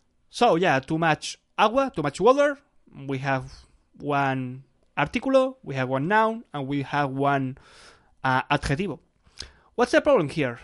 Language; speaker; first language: English; non-native, fluent; Spanish